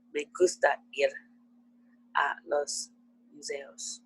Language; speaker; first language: Spanish; non-native, learner; English